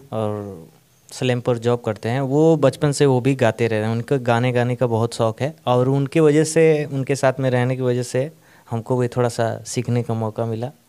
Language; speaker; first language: Hindi; native; Hindi